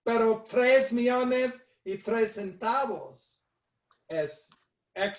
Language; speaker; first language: Spanish; non-native, fluent; English